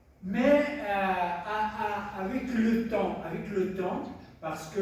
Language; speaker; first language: French; non-native, local second language; Tachelhit